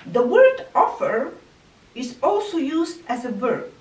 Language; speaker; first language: English; non-native, fluent; Bulgarian